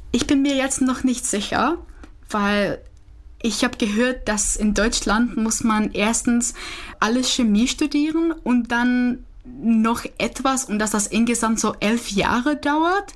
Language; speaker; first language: German; non-native, learner; Czech